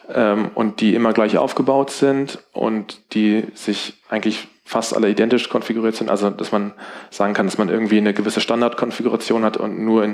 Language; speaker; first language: German; native; German